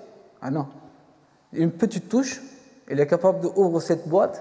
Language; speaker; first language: French; non-native, fluent; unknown